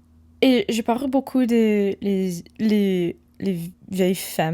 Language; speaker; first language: French; non-native, learner; English